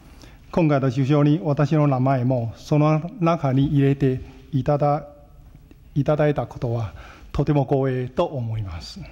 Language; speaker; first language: Japanese; non-native, fluent; Chinese